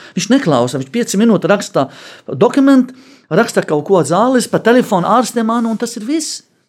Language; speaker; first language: Latvian; non-native, fluent; Arabic